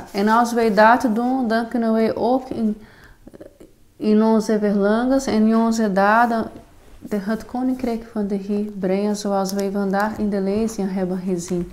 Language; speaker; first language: Dutch; non-native, fluent; Portuguese